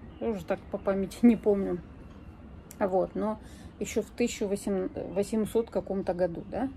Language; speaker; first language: Russian; native; Russian